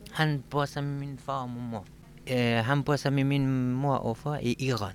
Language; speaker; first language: Danish; non-native, learner; Kurdish